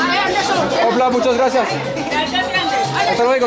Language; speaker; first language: Spanish; non-native, learner; French